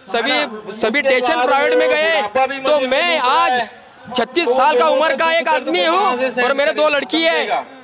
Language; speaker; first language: Hindi; non-native, local second language; Marathi